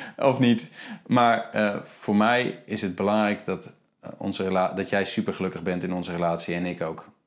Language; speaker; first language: Dutch; native; Dutch